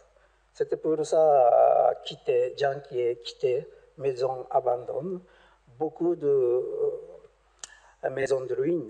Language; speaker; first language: French; non-native, learner; Japanese